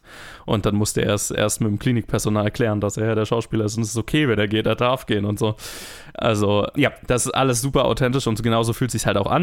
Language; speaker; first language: German; native; German